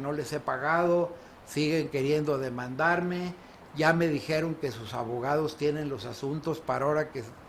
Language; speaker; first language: Spanish; native; Spanish